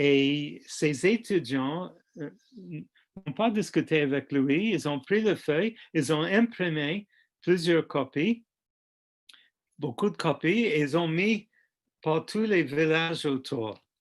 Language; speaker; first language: French; non-native, fluent; English